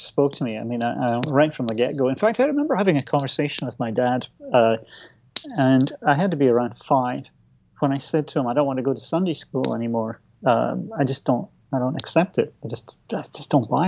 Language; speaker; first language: English; native; English